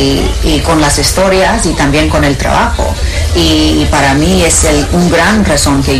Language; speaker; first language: Spanish; early bilingual, heritage; English